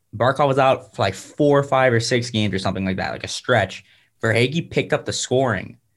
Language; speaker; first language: English; native; English